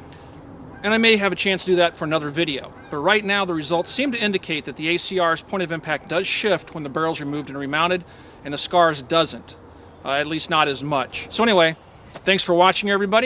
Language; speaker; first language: English; native; English